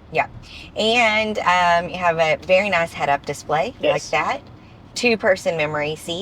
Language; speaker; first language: English; native; English